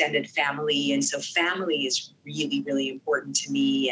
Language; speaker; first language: English; non-native, fluent; Arabic